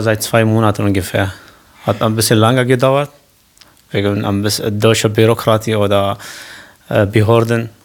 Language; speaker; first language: German; non-native, learner; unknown